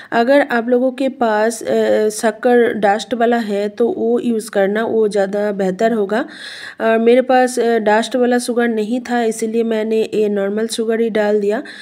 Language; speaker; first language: Hindi; non-native, local second language; Bangla